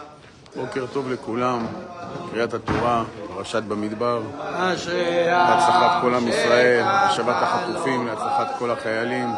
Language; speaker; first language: Hebrew; native; Hebrew